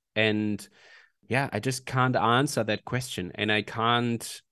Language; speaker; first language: English; non-native, fluent; German